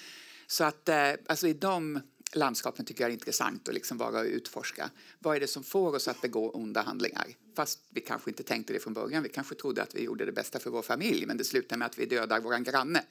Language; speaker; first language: Swedish; native; Swedish